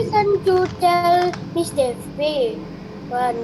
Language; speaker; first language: English; non-native, learner; Indonesian